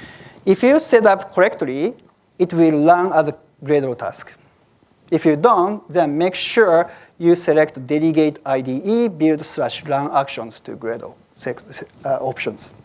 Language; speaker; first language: English; non-native, fluent; Japanese